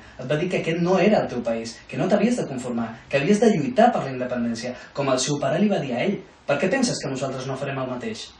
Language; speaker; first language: Catalan; non-native, local second language; Spanish